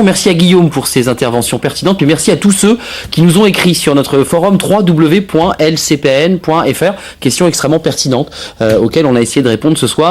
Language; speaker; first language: French; native; French